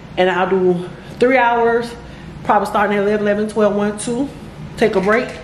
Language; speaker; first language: English; native; English